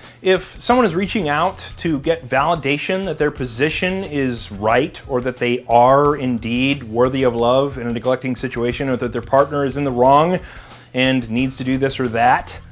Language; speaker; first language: English; native; English